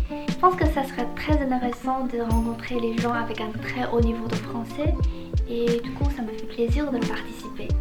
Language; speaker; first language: French; non-native, fluent; Chinese